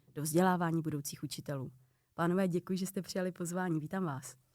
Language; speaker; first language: Czech; native; Czech